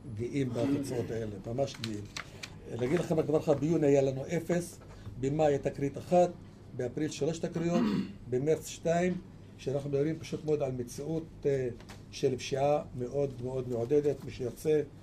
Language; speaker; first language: Hebrew; non-native, local second language; Arabic